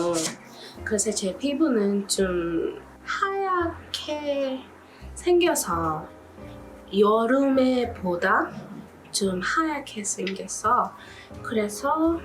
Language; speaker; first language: Korean; non-native, learner; English